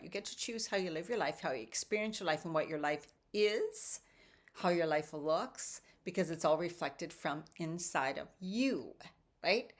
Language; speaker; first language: English; native; English